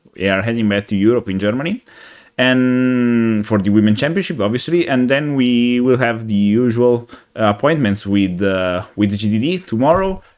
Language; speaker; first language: English; non-native, fluent; Italian